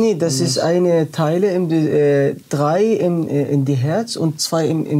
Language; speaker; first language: German; non-native, learner; Arabic